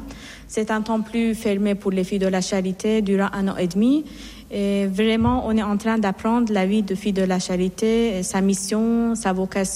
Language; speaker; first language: French; non-native, fluent; Assyrian Neo-Aramaic